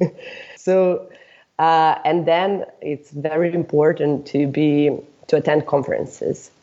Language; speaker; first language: English; non-native, fluent; Serbian